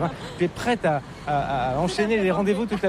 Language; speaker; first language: French; native; French